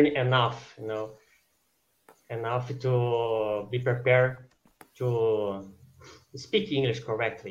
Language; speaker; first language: English; non-native, fluent; Portuguese